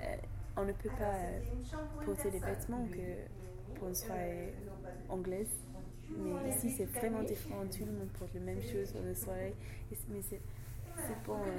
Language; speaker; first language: French; non-native, learner; English